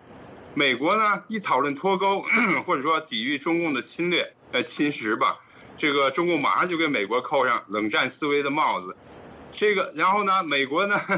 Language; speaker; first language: Chinese; native; Chinese